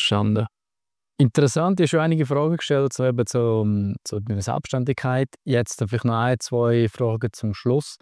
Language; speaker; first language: German; native; German